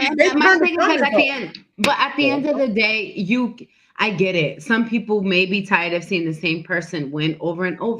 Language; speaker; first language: English; native; English